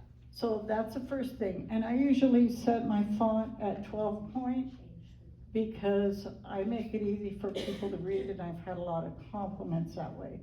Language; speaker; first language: English; native; English